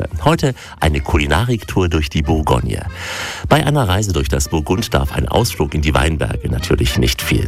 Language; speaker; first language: German; native; German